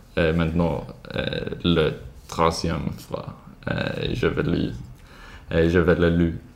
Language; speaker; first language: French; non-native, learner; Swedish